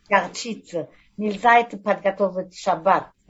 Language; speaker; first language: Russian; non-native, fluent; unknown